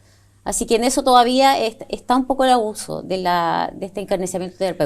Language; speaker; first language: Spanish; native; Spanish